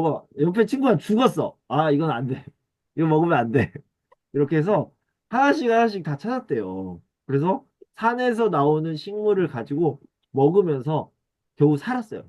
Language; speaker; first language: Korean; native; Korean